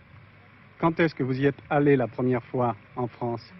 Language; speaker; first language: French; native; French